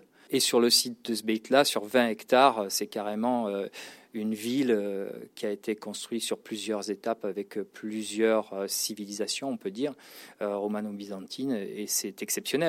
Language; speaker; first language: French; native; French